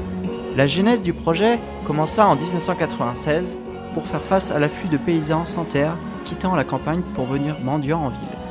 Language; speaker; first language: French; native; French